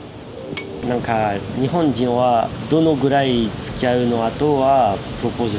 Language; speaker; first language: Japanese; non-native, learner; French